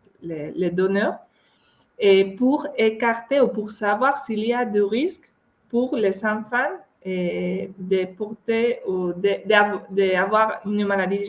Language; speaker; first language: French; non-native, fluent; Spanish